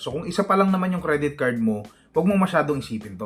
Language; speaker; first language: Filipino; native; Filipino